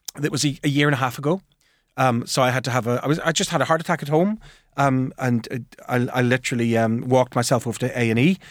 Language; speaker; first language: English; native; English